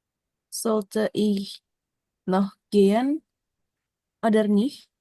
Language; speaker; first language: German; non-native, learner; Indonesian